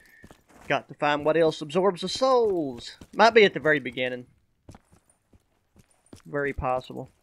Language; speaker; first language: English; native; English